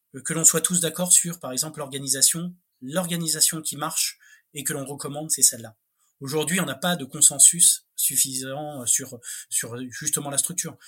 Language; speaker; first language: French; native; French